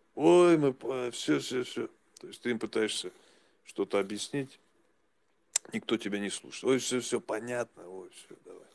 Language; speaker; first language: Russian; native; Russian